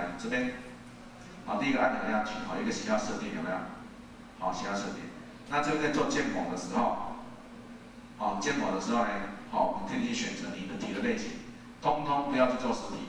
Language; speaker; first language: Chinese; native; Chinese